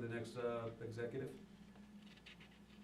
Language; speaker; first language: English; native; English